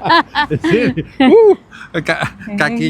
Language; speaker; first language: Indonesian; non-native, learner; Catalan